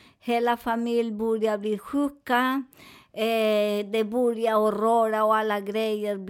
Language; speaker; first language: Swedish; non-native, fluent; Spanish